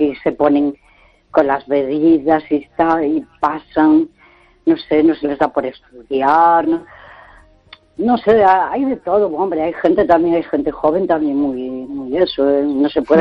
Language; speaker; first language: Spanish; native; Spanish